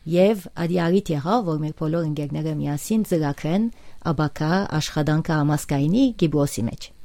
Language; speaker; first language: Armenian; early bilingual, heritage; Armenian